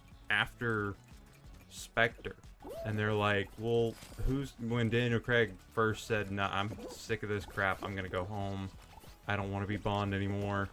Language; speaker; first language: English; native; English